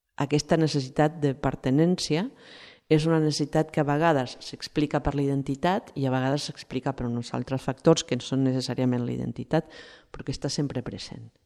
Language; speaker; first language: Catalan; non-native, fluent; Spanish